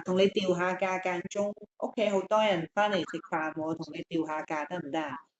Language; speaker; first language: Cantonese; native; Cantonese